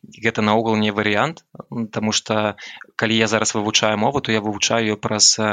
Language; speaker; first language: Belarusian; non-native, local second language; Russian